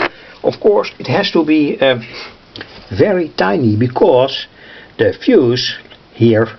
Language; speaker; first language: English; non-native, fluent; Dutch